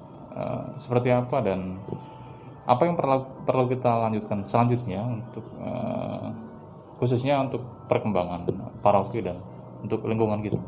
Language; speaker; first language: Indonesian; native; Indonesian